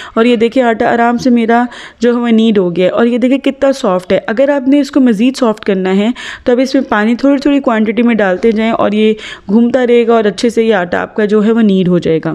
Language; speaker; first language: Urdu; native; Urdu